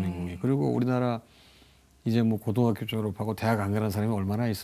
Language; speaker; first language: Korean; native; Korean